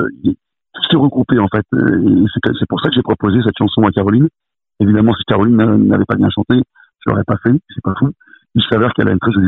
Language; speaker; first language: French; native; French